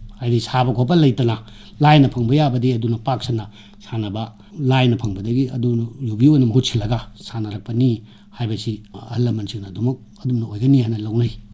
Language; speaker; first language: Manipuri; native; Manipuri